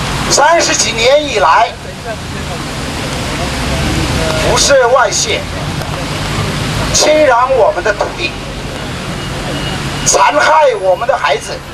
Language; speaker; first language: Chinese; non-native, local second language; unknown